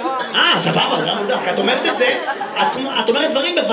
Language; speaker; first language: Hebrew; native; Hebrew